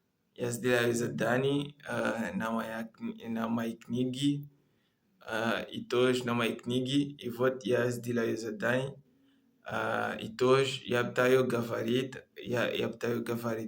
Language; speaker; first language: Russian; non-native, learner; Comorian